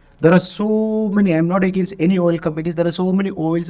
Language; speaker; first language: English; non-native, local second language; Malayalam